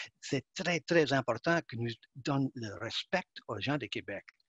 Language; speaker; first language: French; non-native, learner; English